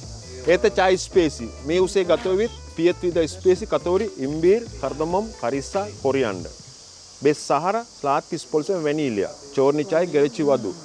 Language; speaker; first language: Russian; non-native, learner; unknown